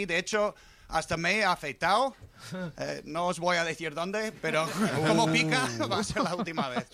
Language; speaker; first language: Spanish; non-native, fluent; English